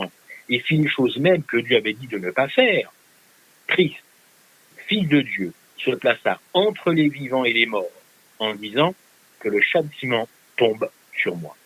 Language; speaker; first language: French; native; French